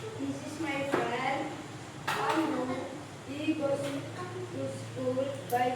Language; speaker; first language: English; non-native, learner; Indonesian